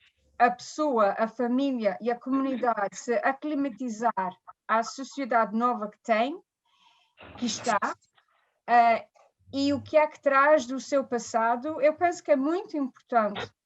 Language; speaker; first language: Portuguese; early bilingual, heritage; Portuguese